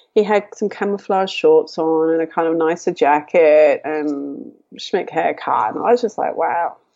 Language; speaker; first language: English; native; English